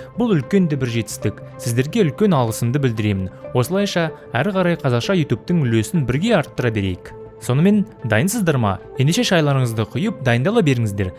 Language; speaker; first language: Kazakh; native; Kazakh